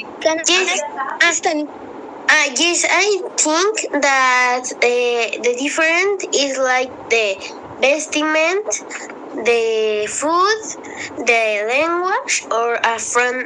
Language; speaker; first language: English; non-native, learner; Spanish